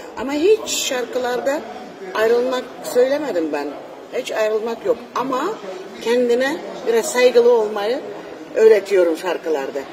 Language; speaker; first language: Turkish; non-native, fluent; Uzbek